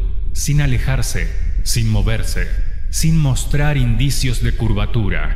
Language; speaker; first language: Spanish; native; Spanish